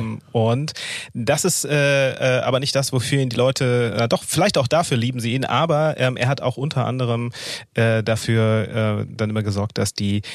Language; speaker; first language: German; native; German